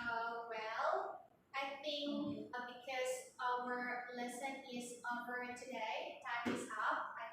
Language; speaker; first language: English; non-native, learner; Indonesian